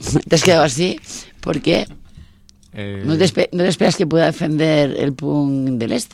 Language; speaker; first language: Spanish; native; Spanish